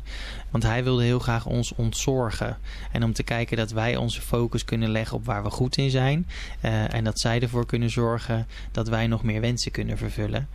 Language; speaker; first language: Dutch; native; Dutch